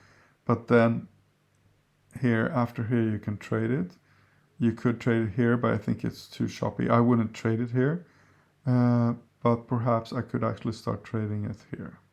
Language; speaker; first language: English; non-native, fluent; Swedish